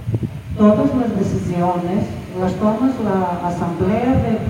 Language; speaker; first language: Spanish; non-native, fluent; Greek